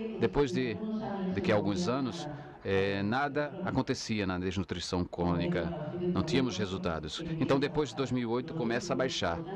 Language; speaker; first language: Portuguese; non-native, fluent; Spanish